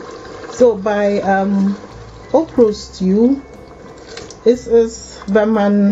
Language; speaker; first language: German; non-native, fluent; Akan